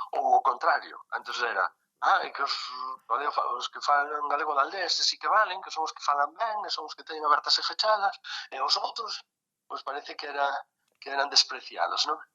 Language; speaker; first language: Galician; native; Galician